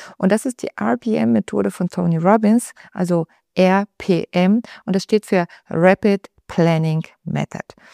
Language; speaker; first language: German; non-native, fluent; Bulgarian